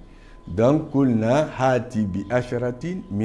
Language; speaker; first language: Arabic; non-native, fluent; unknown